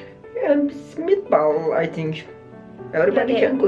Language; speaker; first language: English; non-native, learner; Turkish